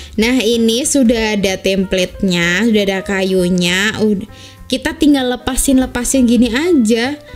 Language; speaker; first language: Indonesian; native; Indonesian